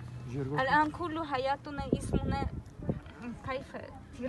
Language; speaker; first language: Arabic; non-native, learner; Tajik